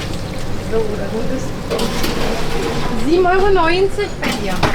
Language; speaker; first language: German; native; German